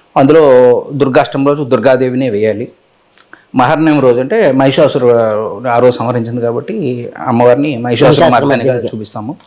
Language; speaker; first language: Telugu; native; Telugu